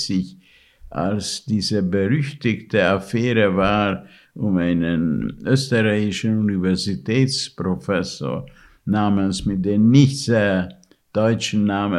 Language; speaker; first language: German; non-native, fluent; Hungarian